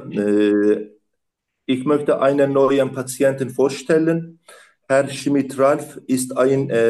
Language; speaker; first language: German; non-native, learner; Turkish